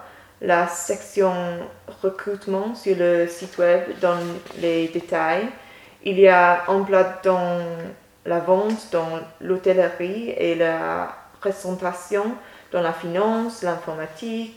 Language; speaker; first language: French; non-native, learner; English